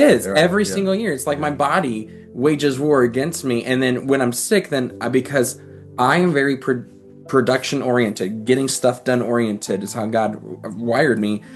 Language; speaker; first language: English; native; English